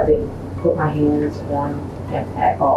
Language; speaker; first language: English; native; English